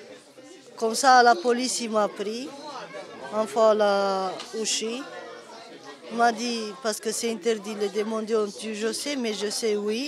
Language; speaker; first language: French; non-native, learner; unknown